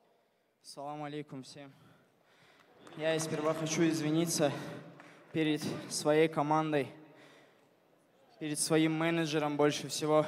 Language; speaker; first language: Russian; non-native, fluent; Azerbaijani